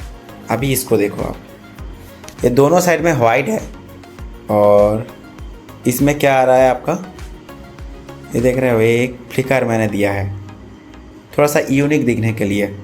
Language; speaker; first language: Hindi; non-native, local second language; Odia